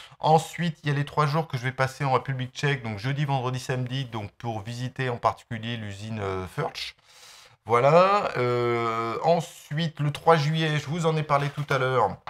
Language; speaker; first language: French; native; French